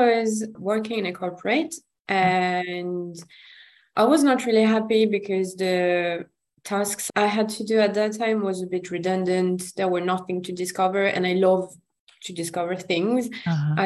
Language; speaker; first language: English; non-native, fluent; French